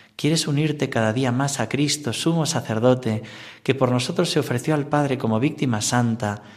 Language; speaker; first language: Spanish; native; Spanish